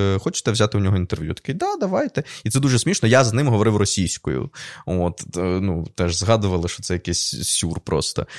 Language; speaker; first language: Ukrainian; non-native, local second language; Russian